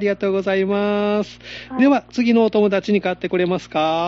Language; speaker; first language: Japanese; native; Japanese